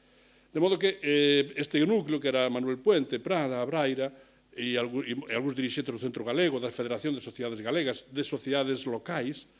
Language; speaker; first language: Galician; native; Galician